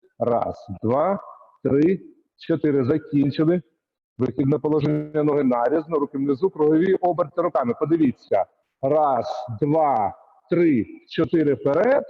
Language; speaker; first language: Ukrainian; native; Ukrainian